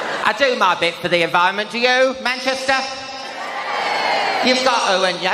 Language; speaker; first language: English; native; English